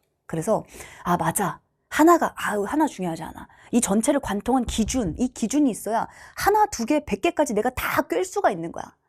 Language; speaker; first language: Korean; native; Korean